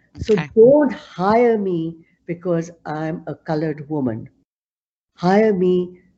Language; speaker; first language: English; non-native, local second language; Punjabi